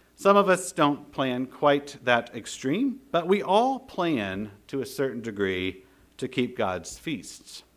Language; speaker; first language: English; native; English